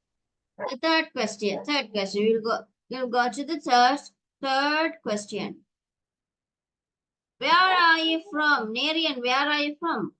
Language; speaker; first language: English; non-native, local second language; Tamil